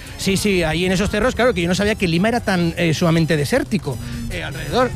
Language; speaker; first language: Spanish; native; Spanish